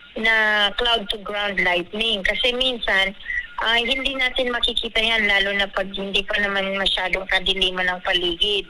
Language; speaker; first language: Filipino; non-native, local second language; Bikol